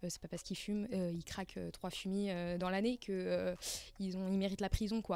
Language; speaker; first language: French; native; French